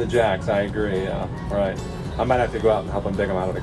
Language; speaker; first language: English; native; English